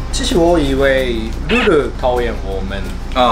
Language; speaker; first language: Chinese; non-native, learner; Japanese